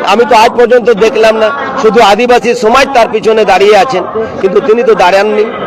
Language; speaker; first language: Bangla; non-native, local second language; Santali